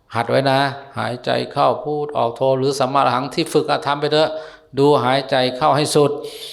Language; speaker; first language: Thai; native; Thai